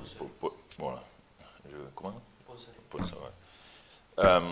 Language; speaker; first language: French; native; French